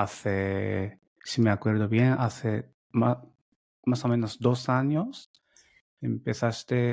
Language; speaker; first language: Spanish; non-native, fluent; Japanese